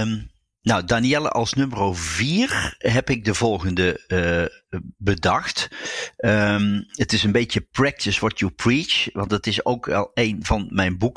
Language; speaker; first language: Dutch; native; Dutch